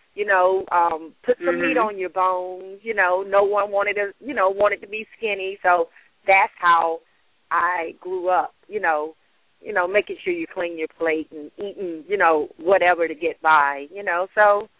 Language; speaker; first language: English; native; English